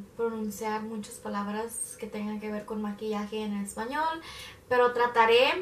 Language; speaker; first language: Spanish; early bilingual, heritage; Spanish